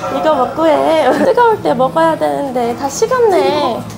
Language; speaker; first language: Korean; native; Korean